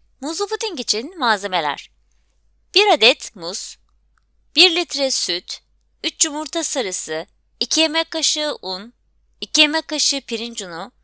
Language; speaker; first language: Turkish; native; Turkish